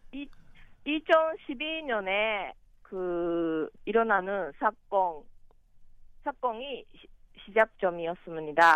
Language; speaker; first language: Korean; non-native, learner; Japanese